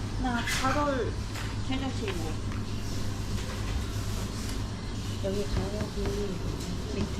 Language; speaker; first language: Korean; non-native, learner; Thai